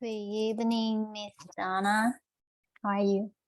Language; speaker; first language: English; non-native, learner; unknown